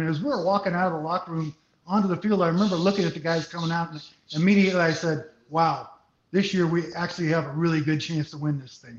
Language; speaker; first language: English; native; English